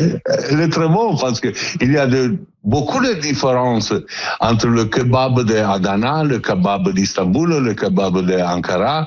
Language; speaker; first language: French; non-native, learner; Italian